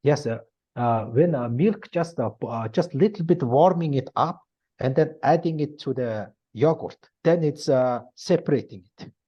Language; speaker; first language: English; non-native, learner; Mongolian